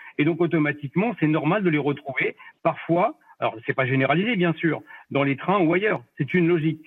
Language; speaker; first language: French; native; French